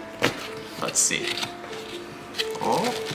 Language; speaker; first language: English; native; English